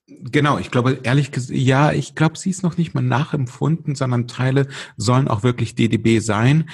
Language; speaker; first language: German; early bilingual, other home language; Russian